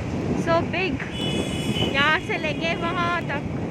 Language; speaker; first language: Hindi; native; Hindi